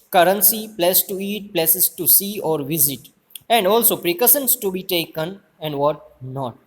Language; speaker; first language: English; non-native, local second language; Gujarati